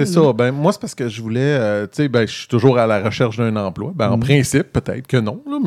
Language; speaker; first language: French; native; French